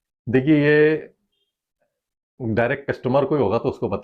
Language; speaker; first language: Hindi; native; Hindi